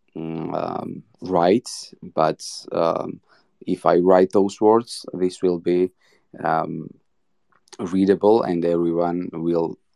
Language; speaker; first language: English; non-native, learner; Georgian